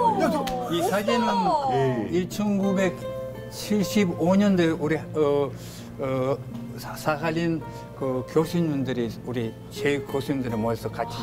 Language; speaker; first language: Korean; early bilingual, heritage; Korean